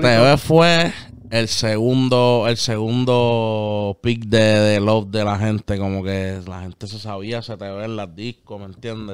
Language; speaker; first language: Spanish; native; Spanish